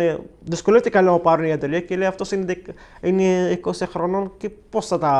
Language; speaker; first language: Greek; non-native, fluent; Arabic